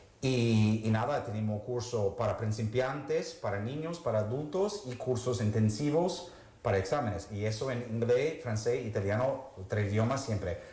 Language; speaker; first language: Spanish; non-native, fluent; English